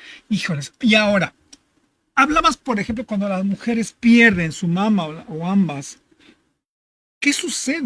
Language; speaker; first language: Spanish; native; Spanish